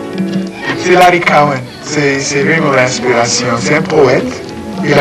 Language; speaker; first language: French; non-native, fluent; English